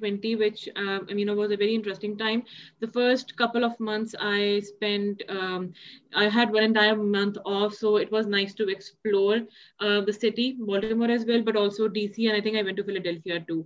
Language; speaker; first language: English; non-native, local second language; Urdu